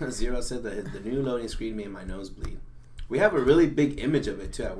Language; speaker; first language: English; native; English